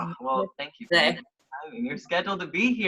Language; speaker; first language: English; native; English